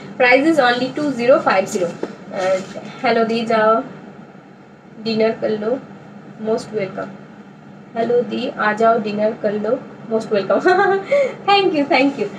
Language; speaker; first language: Hindi; non-native, local second language; Bangla